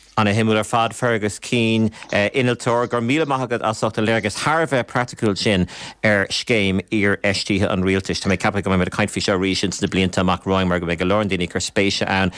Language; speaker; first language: Irish; native; Irish